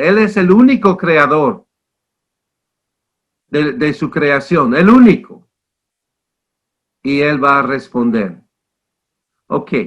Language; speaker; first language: Spanish; non-native, fluent; English